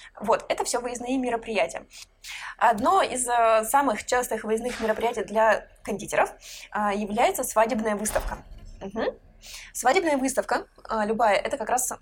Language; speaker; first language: Russian; native; Russian